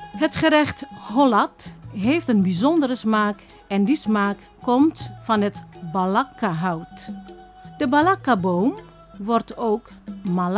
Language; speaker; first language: Dutch; non-native, fluent; Indonesian